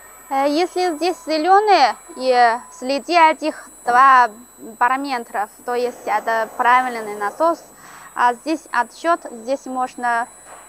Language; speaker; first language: Russian; non-native, learner; Chinese